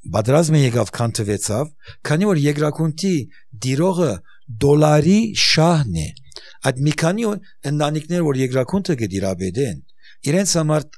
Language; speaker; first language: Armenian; early bilingual, heritage; Armenian